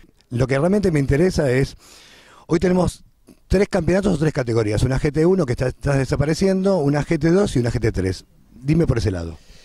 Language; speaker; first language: Spanish; native; Spanish